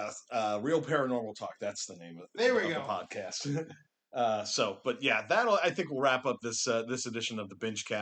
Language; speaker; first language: English; native; English